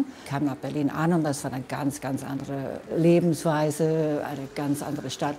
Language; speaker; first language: German; non-native, fluent; English